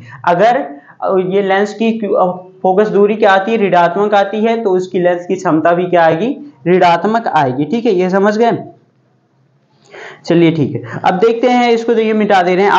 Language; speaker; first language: Hindi; native; Hindi